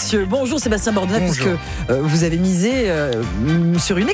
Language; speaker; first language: French; native; French